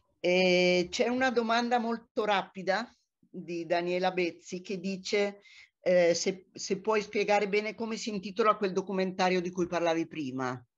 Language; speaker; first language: Italian; native; Italian